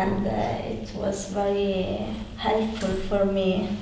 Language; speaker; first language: English; non-native, learner; Italian